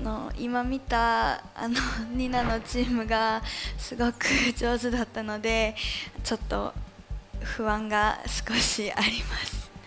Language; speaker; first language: Japanese; native; Japanese